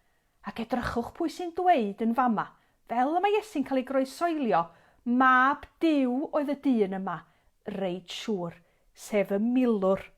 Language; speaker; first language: Welsh; native; Welsh